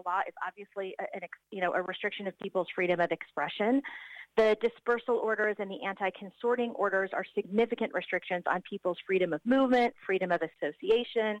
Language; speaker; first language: English; native; English